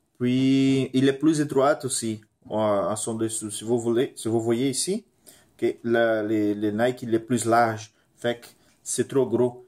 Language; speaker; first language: French; non-native, fluent; Portuguese